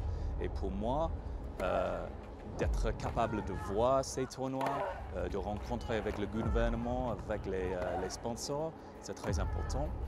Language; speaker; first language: French; non-native, fluent; English